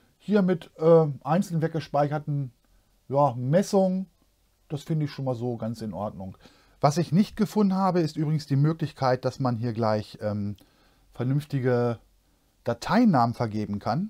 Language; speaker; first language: German; native; German